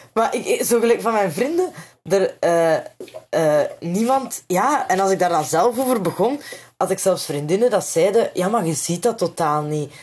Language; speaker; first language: Dutch; native; Dutch